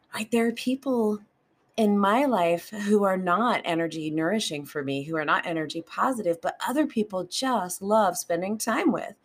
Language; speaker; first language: English; native; English